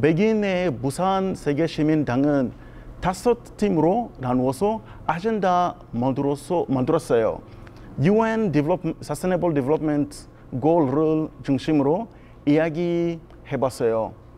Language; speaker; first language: Korean; non-native, fluent; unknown